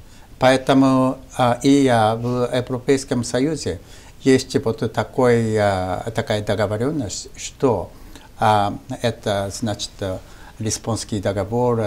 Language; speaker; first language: Russian; non-native, fluent; Japanese